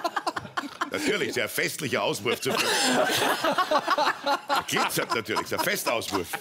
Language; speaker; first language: German; native; German